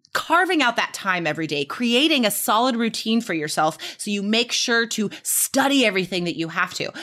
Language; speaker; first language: English; native; English